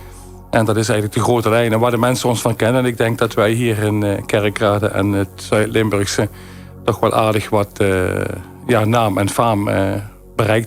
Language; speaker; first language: Dutch; native; Dutch